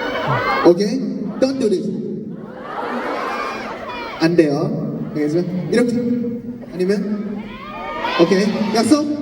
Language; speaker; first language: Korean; non-native, fluent; Thai